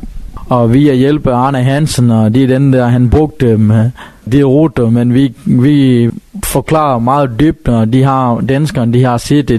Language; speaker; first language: Danish; non-native, learner; Tamil